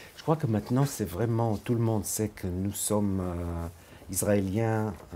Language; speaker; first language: French; non-native, fluent; Hebrew